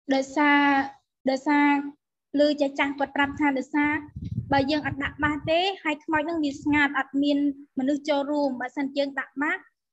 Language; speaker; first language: Khmer; non-native, local second language; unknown